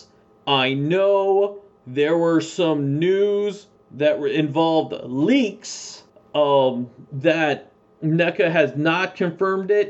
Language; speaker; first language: English; native; English